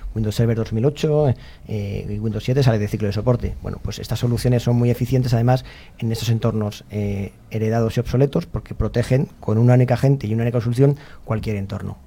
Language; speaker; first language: Spanish; native; Spanish